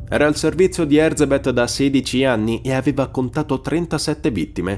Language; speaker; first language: Italian; native; Italian